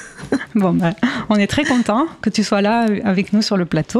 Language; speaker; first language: French; native; French